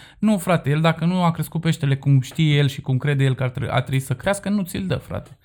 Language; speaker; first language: Romanian; native; Romanian